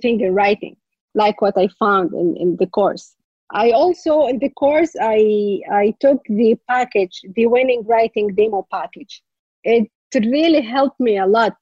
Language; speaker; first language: English; non-native, fluent; Arabic